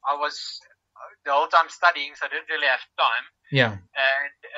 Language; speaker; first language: English; non-native, local second language; Afrikaans